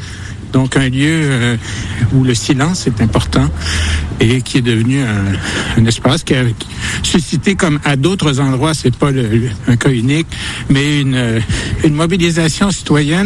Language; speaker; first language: French; native; French